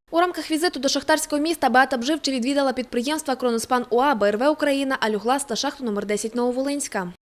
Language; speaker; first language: Ukrainian; native; Ukrainian